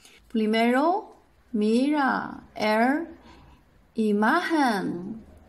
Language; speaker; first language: Spanish; non-native, fluent; Chinese